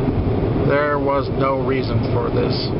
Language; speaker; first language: English; native; English